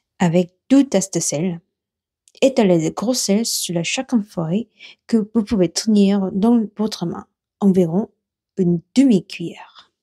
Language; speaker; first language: French; non-native, learner; Korean